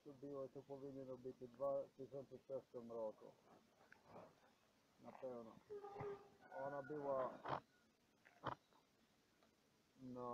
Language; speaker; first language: Polish; non-native, learner; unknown